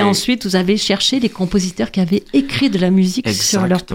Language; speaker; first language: French; native; French